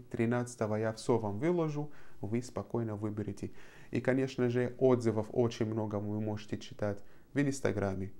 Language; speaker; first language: Russian; non-native, fluent; Arabic